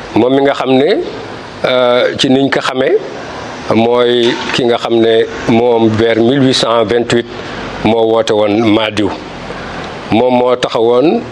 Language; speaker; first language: Wolof; non-native, local second language; Fula